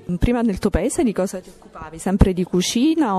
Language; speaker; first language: Italian; native; Italian